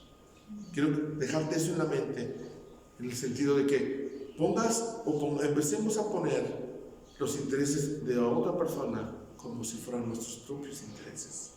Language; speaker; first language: Spanish; native; Spanish